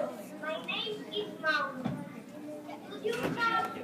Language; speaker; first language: English; non-native, learner; Spanish